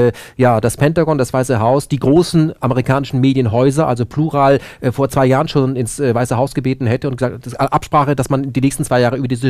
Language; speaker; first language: German; native; German